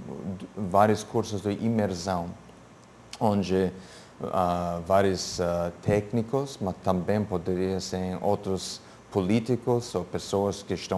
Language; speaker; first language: Portuguese; non-native, fluent; English